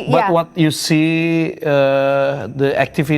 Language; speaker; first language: English; non-native, learner; Indonesian